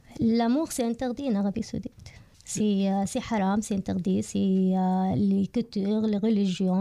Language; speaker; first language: French; non-native, learner; Arabic